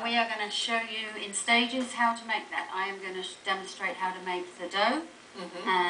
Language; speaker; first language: English; native; English